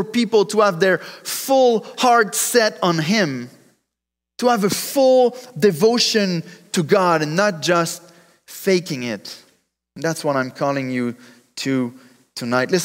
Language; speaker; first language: English; non-native, fluent; French